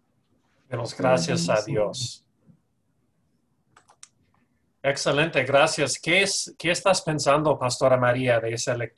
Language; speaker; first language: Spanish; non-native, fluent; English